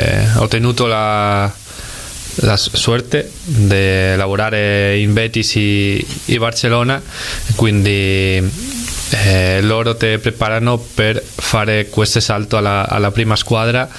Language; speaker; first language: Italian; non-native, learner; Spanish